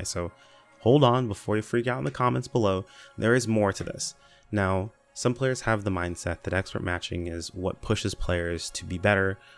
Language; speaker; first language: English; native; English